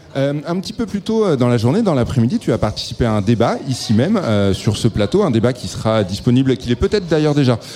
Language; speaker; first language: French; native; French